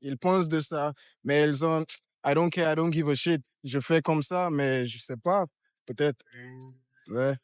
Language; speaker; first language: French; non-native, fluent; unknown